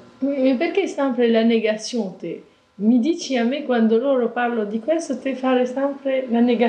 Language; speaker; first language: Italian; non-native, learner; French